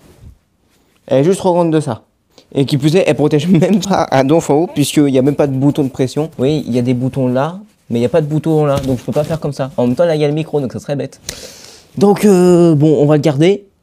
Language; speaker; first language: French; native; French